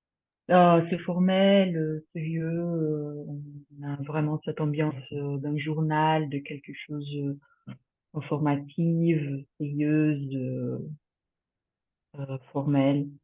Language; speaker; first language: French; non-native, fluent; Portuguese